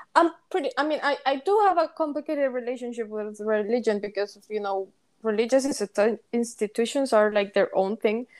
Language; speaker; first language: English; non-native, fluent; Spanish